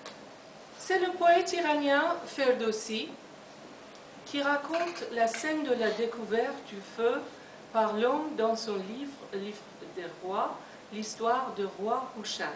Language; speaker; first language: French; non-native, fluent; Persian